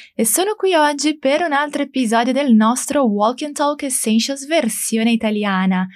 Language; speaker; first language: Italian; non-native, fluent; Portuguese